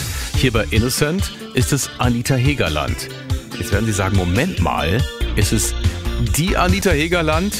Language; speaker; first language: German; native; German